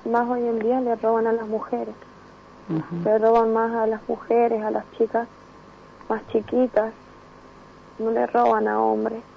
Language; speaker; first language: Spanish; native; Spanish